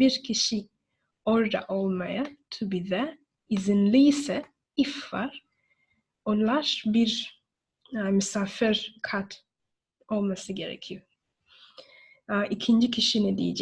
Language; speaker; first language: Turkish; non-native, learner; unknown